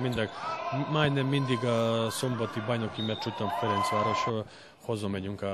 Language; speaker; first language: Hungarian; non-native, fluent; Serbian